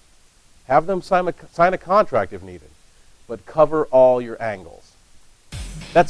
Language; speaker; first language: English; native; English